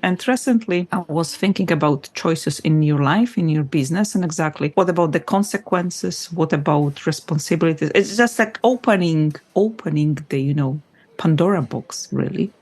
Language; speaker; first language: English; non-native, fluent; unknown